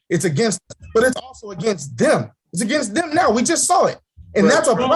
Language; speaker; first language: English; native; English